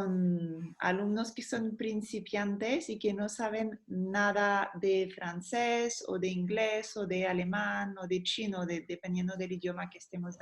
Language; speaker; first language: Spanish; non-native, fluent; French